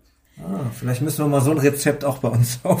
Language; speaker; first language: German; native; German